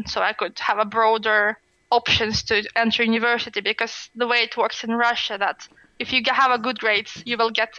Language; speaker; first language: English; non-native, fluent; Russian